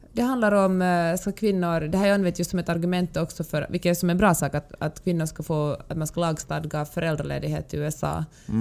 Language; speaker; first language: Swedish; native; Swedish